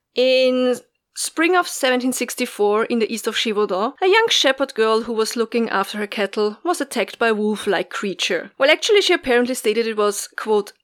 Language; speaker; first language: English; non-native, fluent; German